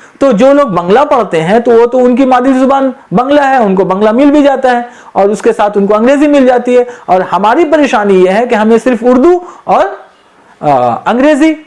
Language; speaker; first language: Urdu; native; Urdu